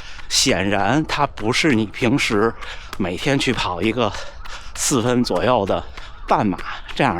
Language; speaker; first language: Chinese; native; Chinese